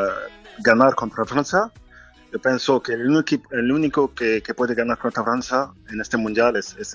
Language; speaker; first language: Spanish; non-native, fluent; French